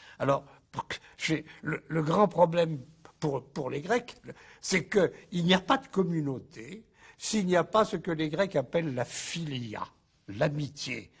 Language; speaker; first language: French; native; French